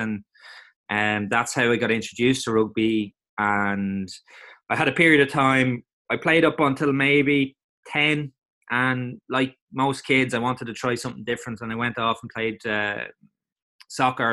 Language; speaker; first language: English; native; English